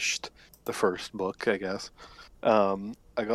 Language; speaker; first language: English; native; English